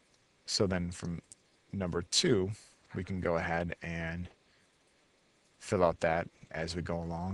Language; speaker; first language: English; native; English